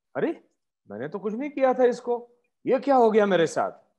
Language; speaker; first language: Hindi; non-native, local second language; Marathi